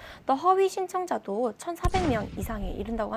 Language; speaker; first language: Korean; native; Korean